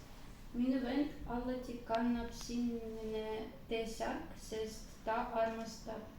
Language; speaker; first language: Estonian; non-native, learner; Russian